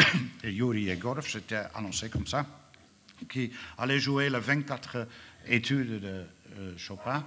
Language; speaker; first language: French; non-native, fluent; Dutch